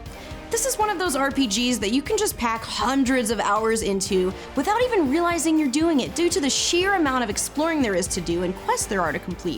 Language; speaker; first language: English; native; English